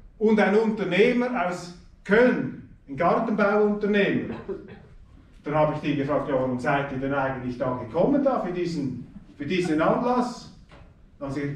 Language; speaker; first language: German; native; German